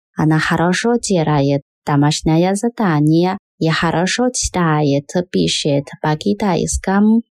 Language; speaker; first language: Russian; non-native, learner; Chinese